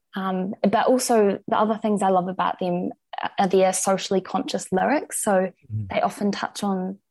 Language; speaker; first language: English; native; English